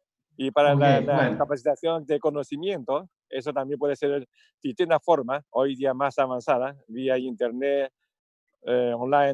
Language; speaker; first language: Spanish; non-native, learner; Chinese